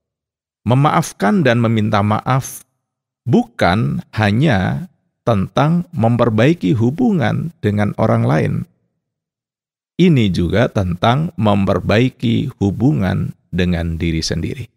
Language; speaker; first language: Indonesian; native; Indonesian